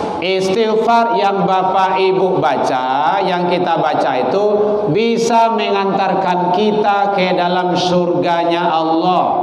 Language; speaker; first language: Malay; non-native, local second language; Minangkabau